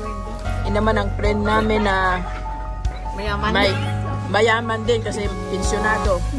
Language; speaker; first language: Filipino; non-native, local second language; Cebuano